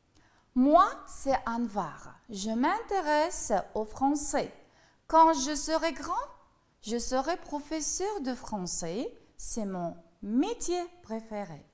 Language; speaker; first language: French; non-native, fluent; Uzbek